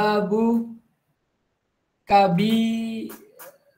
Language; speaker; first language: Arabic; non-native, learner; Indonesian